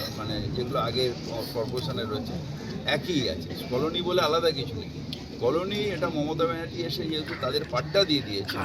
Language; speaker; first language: Bangla; non-native, local second language; Urdu